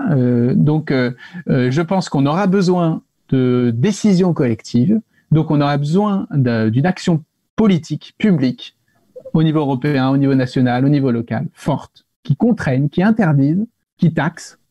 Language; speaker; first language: French; native; French